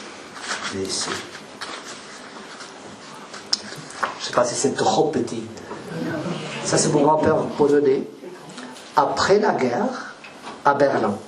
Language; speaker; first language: French; non-native, learner; Spanish